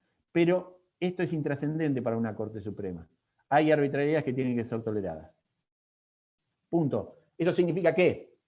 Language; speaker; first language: Spanish; native; Spanish